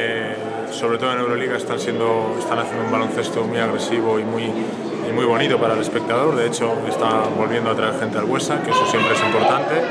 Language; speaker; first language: Spanish; native; Spanish